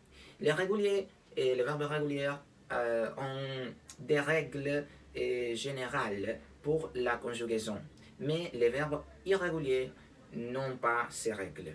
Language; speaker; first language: French; non-native, learner; Spanish